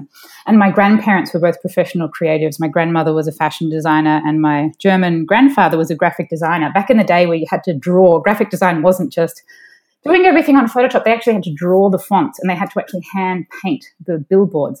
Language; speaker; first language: English; native; English